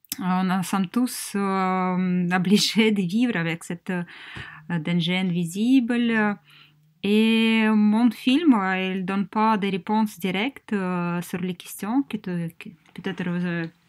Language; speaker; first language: French; non-native, fluent; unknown